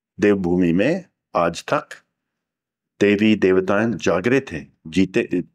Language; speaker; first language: Hindi; non-native, fluent; English